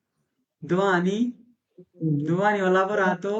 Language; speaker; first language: Italian; non-native, fluent; Bangla